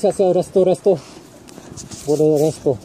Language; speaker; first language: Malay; non-native, learner; English